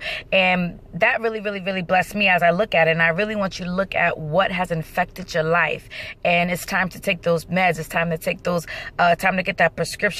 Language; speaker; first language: English; native; English